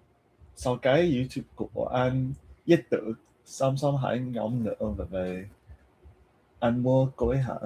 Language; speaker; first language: Vietnamese; non-native, learner; English